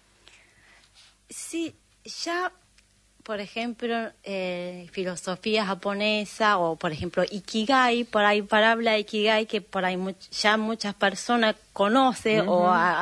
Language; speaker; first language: Spanish; non-native, fluent; Japanese